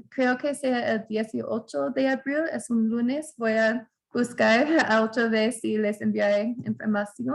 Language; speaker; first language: Spanish; non-native, fluent; English